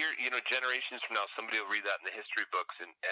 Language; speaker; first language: English; native; English